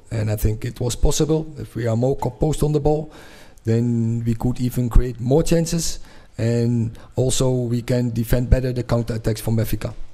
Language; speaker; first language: English; non-native, fluent; Dutch